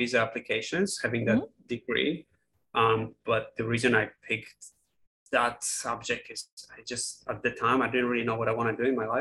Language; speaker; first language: English; non-native, fluent; Polish